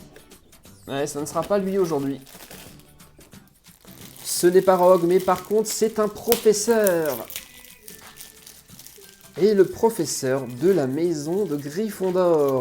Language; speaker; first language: French; native; French